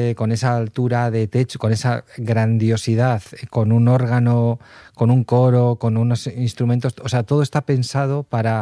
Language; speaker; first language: Spanish; native; Spanish